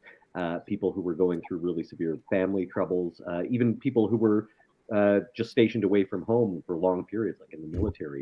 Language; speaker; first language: English; native; English